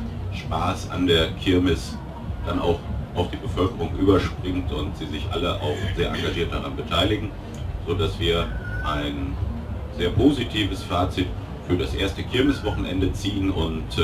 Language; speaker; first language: German; native; German